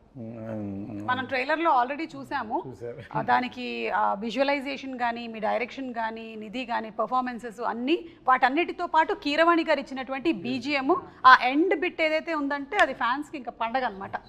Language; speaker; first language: Telugu; native; Telugu